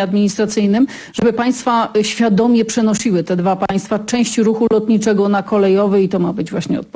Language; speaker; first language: Polish; native; Polish